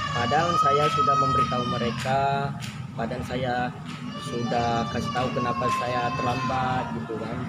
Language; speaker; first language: Indonesian; native; Indonesian